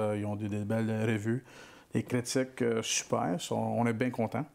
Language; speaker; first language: French; native; French